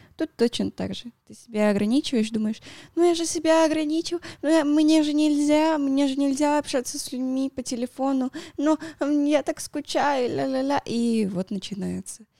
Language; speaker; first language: Russian; non-native, fluent; Spanish